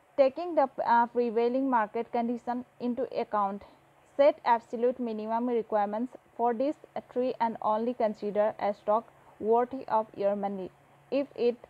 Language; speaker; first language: English; non-native, local second language; Assamese